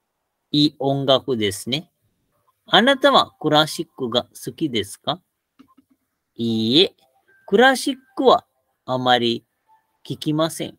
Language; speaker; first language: Japanese; non-native, fluent; Sinhala